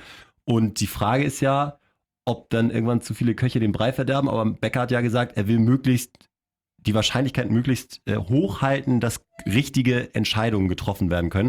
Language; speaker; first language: German; native; German